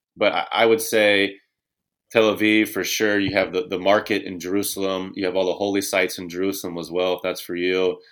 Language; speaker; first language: English; native; English